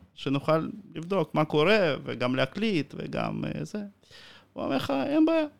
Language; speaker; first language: Hebrew; non-native, fluent; Russian